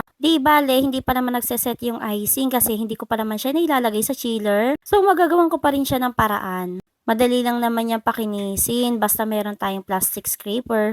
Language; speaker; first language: Filipino; native; Filipino